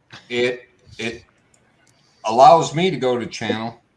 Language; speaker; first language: English; native; English